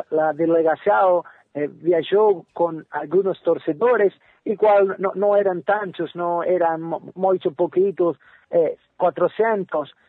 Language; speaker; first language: Portuguese; non-native, learner; Spanish